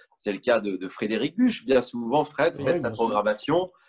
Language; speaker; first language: French; native; French